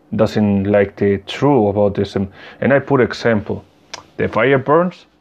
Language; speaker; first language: English; non-native, learner; Spanish